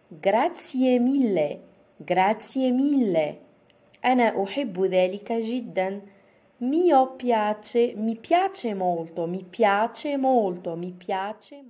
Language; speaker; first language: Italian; non-native, fluent; Arabic